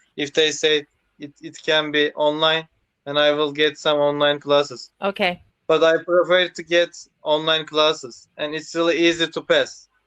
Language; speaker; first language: English; non-native, learner; Turkish